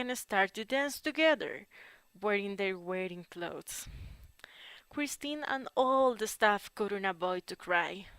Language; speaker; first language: English; non-native, learner; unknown